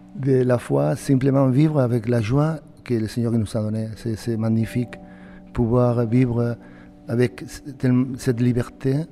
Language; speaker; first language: French; non-native, fluent; Spanish